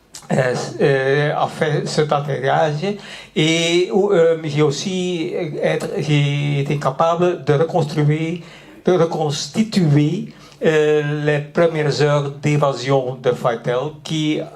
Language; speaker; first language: French; non-native, local second language; Dutch